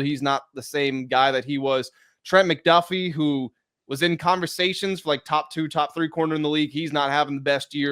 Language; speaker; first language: English; native; English